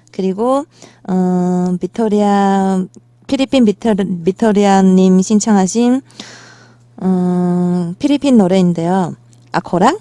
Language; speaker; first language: Korean; non-native, fluent; Chinese